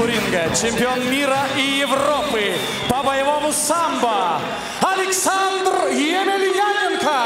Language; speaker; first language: Russian; native; Russian